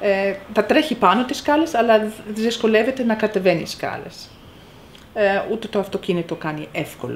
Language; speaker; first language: Greek; non-native, fluent; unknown